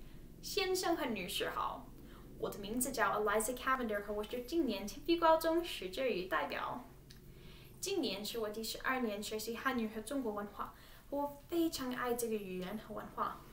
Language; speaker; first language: Chinese; non-native, learner; English